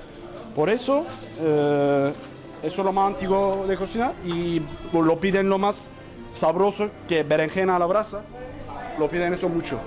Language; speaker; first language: Spanish; non-native, learner; Turkish